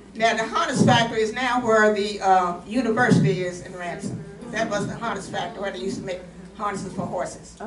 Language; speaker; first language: English; native; English